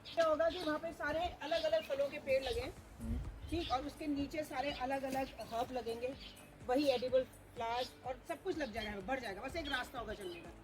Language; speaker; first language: Hindi; non-native, local second language; Garhwali